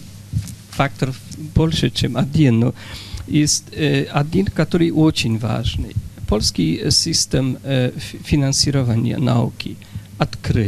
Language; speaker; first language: Russian; non-native, fluent; Polish